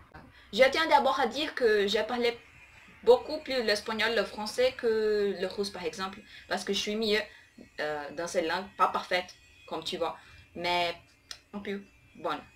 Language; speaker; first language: French; non-native, learner; Portuguese